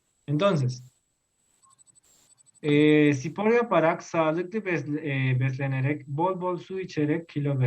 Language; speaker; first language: Turkish; non-native, learner; Spanish